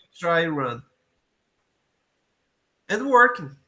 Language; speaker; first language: English; non-native, learner; Portuguese